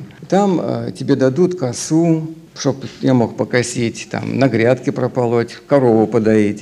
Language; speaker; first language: Russian; native; Russian